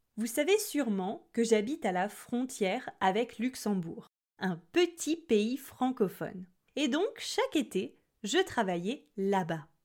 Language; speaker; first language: French; native; French